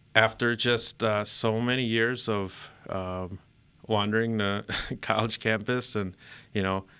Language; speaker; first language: English; early bilingual, other home language; Filipino